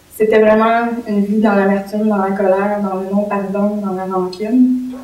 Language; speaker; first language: French; native; French